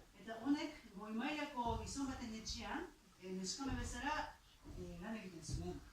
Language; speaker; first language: Basque; non-native, fluent; Japanese